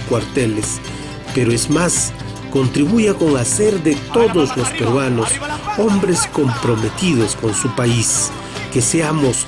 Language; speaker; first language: Spanish; native; Spanish